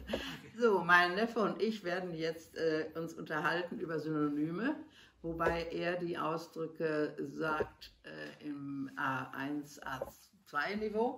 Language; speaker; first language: German; non-native, learner; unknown